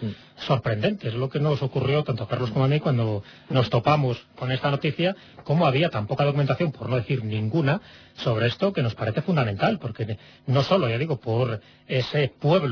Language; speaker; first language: Spanish; native; Spanish